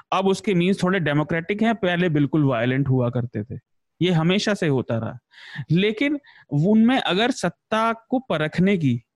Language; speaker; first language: Hindi; native; Hindi